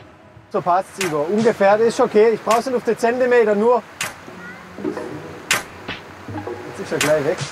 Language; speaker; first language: German; native; German